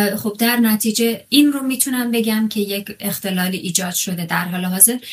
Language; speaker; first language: Persian; non-native, local second language; Kurdish